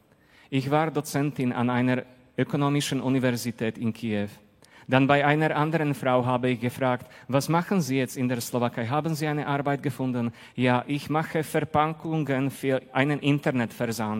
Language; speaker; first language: German; non-native, fluent; Slovak